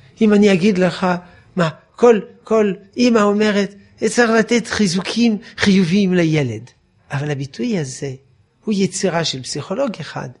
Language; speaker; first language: Hebrew; non-native, fluent; French